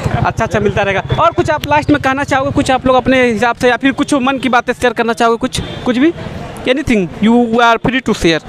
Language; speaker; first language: Hindi; native; Hindi